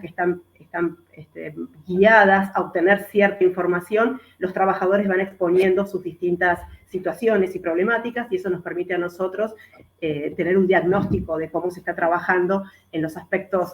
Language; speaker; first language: Spanish; native; Spanish